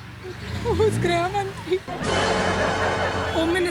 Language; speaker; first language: Hindi; native; Hindi